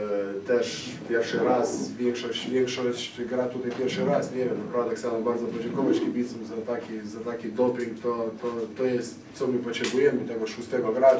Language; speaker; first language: Polish; non-native, fluent; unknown